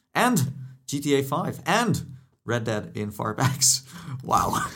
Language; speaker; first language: English; non-native, fluent; Dutch